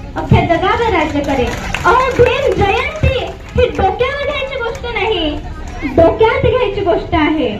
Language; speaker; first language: Marathi; native; Marathi